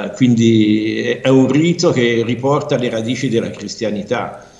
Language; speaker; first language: Italian; native; Italian